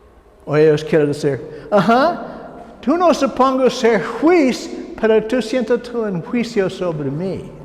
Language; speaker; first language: Spanish; non-native, learner; English